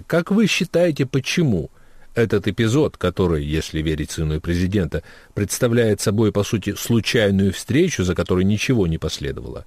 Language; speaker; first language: Russian; native; Russian